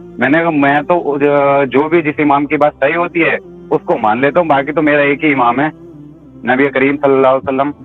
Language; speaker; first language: Urdu; native; Urdu